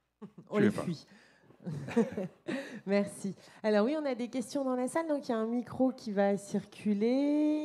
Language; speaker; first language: French; native; French